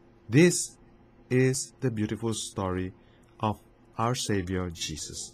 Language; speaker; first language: English; non-native, fluent; Chinese